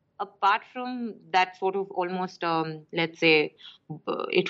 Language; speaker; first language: English; non-native, local second language; Urdu